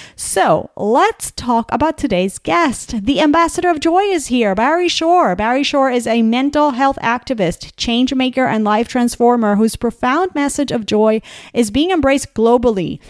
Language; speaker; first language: English; non-native, fluent; Spanish